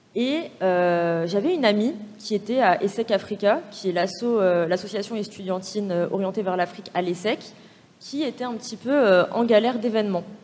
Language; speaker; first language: French; native; French